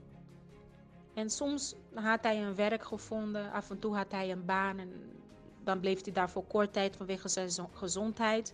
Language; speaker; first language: Dutch; non-native, fluent; Portuguese